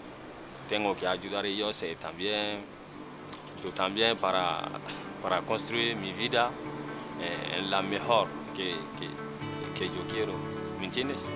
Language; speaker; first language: Spanish; non-native, learner; Bambara